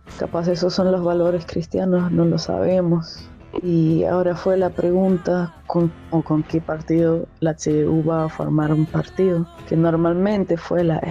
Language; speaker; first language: Spanish; non-native, fluent; German